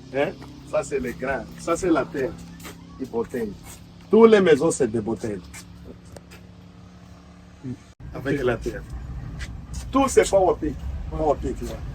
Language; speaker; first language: French; non-native, learner; Portuguese